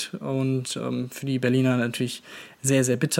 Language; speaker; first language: German; native; German